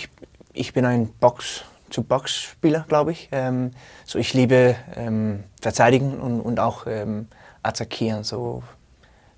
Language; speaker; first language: German; non-native, learner; Danish